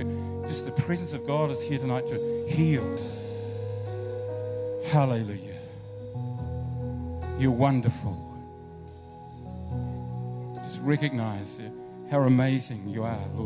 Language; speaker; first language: English; native; English